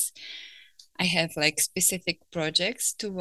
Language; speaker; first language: English; non-native, fluent; Ukrainian